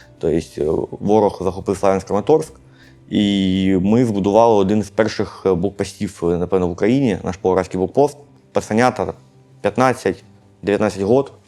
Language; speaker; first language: Ukrainian; non-native, local second language; Russian